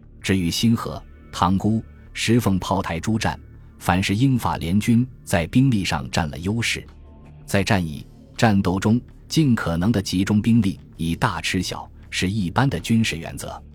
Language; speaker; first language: Chinese; native; Chinese